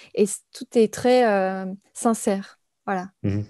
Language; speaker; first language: French; native; French